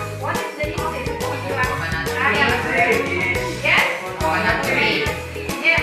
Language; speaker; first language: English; non-native, fluent; Indonesian